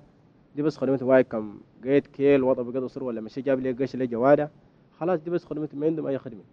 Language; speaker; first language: Arabic; native; Arabic